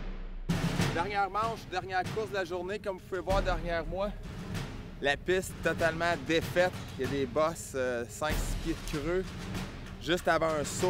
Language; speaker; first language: French; native; French